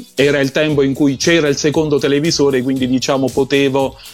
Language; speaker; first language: Italian; native; Italian